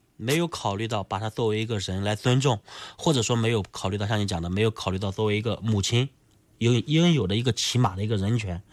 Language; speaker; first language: Chinese; native; Chinese